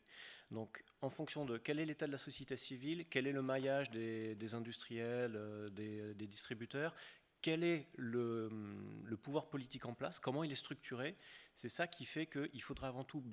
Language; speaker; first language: French; native; French